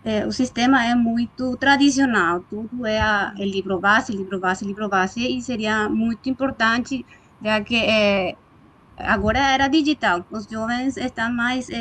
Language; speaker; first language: Portuguese; non-native, fluent; Spanish